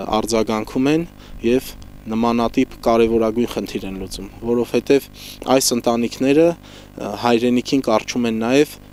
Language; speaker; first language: Armenian; native; Armenian